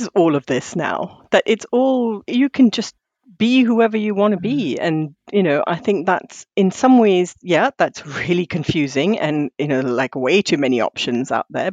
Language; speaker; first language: English; non-native, local second language; Tamil